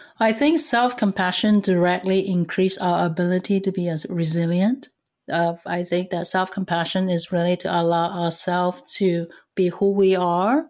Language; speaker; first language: English; non-native, fluent; Cantonese